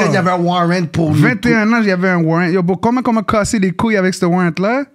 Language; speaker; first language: French; early bilingual, other home language; English